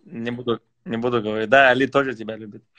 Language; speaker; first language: Russian; native; Russian